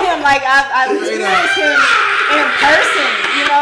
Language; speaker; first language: English; native; English